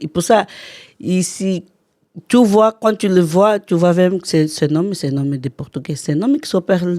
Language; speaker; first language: French; non-native, learner; Portuguese